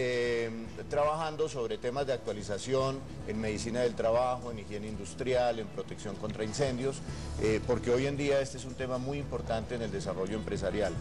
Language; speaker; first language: Spanish; native; Spanish